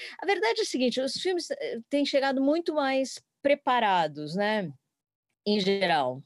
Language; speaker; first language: Portuguese; native; Portuguese